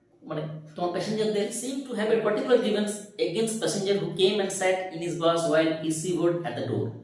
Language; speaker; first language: English; non-native, local second language; Bangla